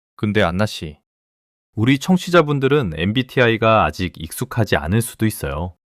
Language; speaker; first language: Korean; non-native, fluent; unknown